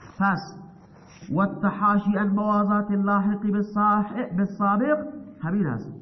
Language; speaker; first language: Persian; non-native, local second language; Baluchi